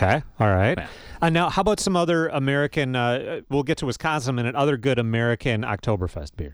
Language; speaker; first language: English; native; English